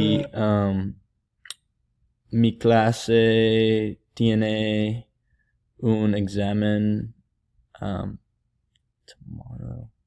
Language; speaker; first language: Spanish; non-native, learner; English